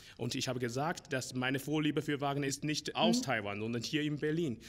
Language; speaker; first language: German; non-native, learner; Chinese